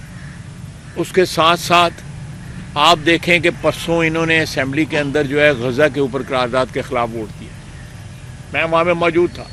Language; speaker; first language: Urdu; non-native, local second language; Punjabi